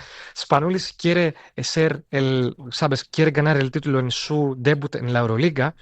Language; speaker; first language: Spanish; non-native, fluent; Greek